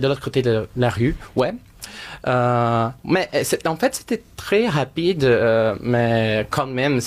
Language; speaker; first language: French; non-native, fluent; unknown